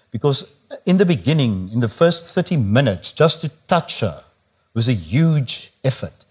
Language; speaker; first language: English; non-native, local second language; Afrikaans